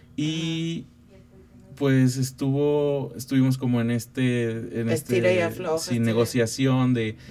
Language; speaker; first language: Spanish; native; Spanish